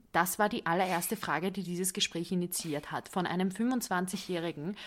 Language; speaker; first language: German; non-native, fluent; Hungarian